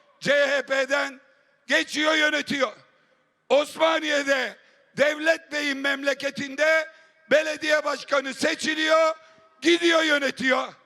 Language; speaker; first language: Turkish; native; Turkish